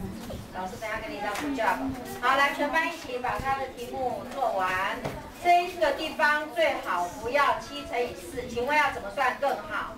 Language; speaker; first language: Chinese; native; Chinese